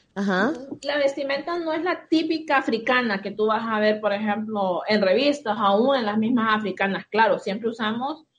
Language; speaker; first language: Spanish; native; Spanish